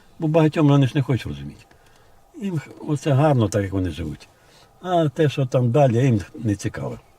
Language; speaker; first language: Ukrainian; non-native, local second language; Russian